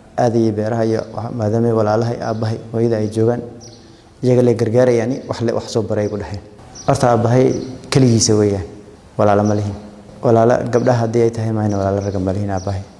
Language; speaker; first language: Somali; non-native, local second language; Oromo